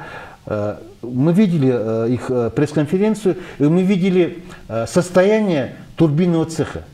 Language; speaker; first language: Russian; non-native, local second language; Kyrgyz